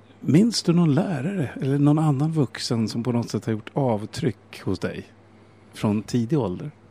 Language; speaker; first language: Swedish; native; Swedish